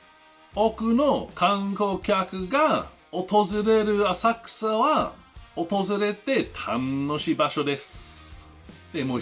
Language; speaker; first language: Japanese; non-native, learner; English